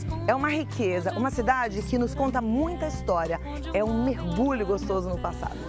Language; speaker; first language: Portuguese; native; Portuguese